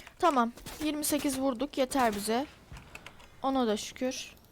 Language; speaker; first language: Turkish; native; Turkish